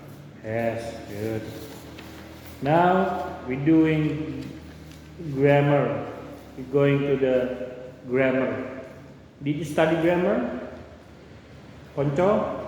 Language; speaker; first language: English; non-native, local second language; Indonesian